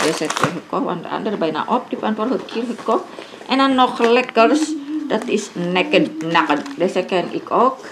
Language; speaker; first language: Dutch; non-native, learner; Indonesian